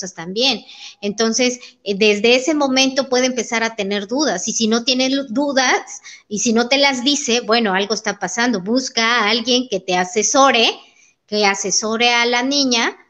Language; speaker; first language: Spanish; native; Spanish